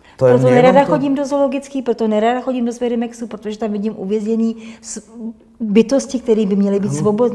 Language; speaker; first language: Czech; native; Czech